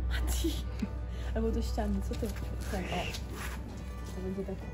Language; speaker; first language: Polish; native; Polish